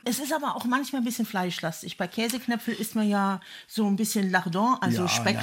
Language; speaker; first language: German; native; German